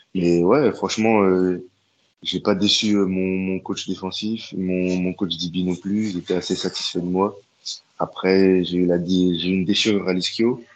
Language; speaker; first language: French; native; French